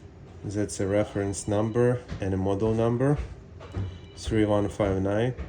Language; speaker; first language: English; non-native, fluent; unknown